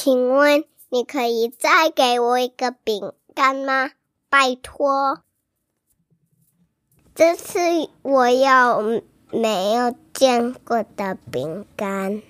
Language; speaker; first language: Chinese; early bilingual, heritage; English